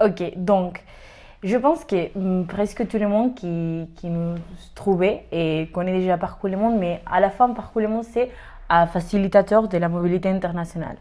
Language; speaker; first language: French; non-native, learner; Spanish